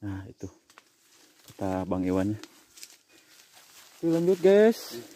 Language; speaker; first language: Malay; non-native, local second language; Sundanese